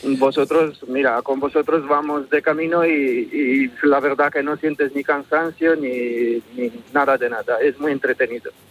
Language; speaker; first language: Spanish; non-native, fluent; Romanian